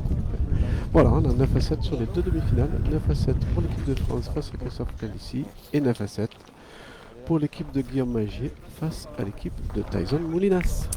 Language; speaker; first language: French; native; French